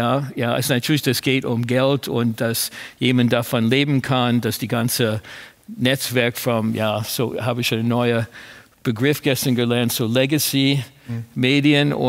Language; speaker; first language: German; non-native, fluent; English